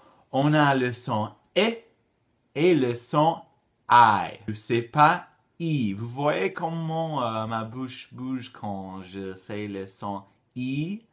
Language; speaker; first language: French; non-native, fluent; English